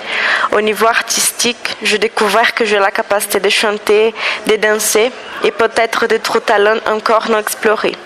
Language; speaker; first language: French; non-native, fluent; Portuguese